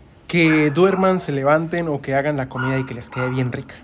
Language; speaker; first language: Spanish; native; Spanish